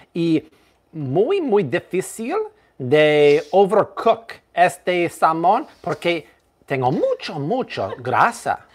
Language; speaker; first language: Spanish; non-native, learner; English